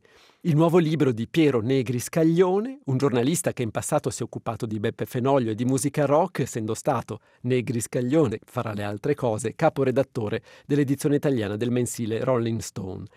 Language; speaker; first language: Italian; native; Italian